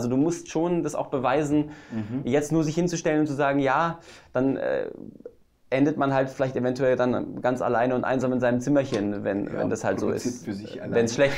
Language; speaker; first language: German; native; German